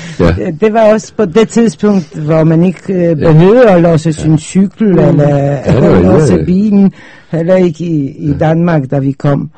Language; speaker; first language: Danish; non-native, fluent; Polish